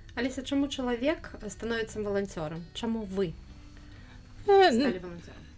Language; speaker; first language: Belarusian; native; Belarusian